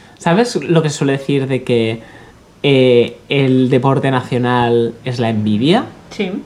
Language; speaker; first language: Spanish; native; Spanish